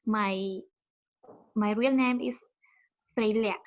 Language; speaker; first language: English; non-native, learner; Khmer